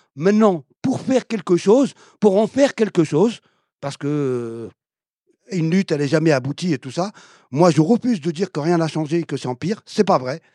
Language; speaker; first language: French; early bilingual, other home language; Arabic